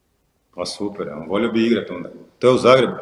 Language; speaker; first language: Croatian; non-native, fluent; Portuguese